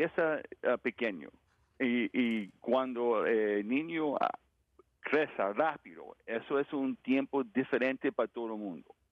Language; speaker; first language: Spanish; non-native, learner; English